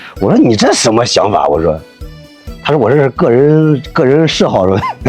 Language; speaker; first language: Chinese; native; Chinese